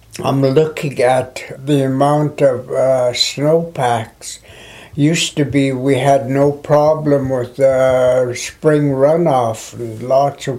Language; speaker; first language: English; non-native, local second language; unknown